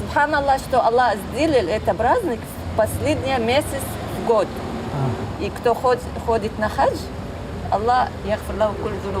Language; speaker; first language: Russian; non-native, learner; Turkish